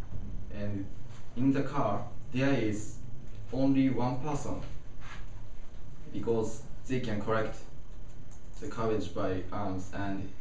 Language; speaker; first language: English; non-native, learner; Japanese